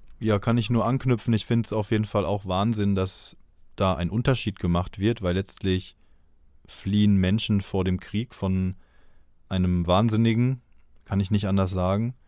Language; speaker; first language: German; native; German